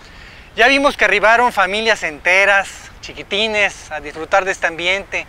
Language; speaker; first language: Spanish; native; Spanish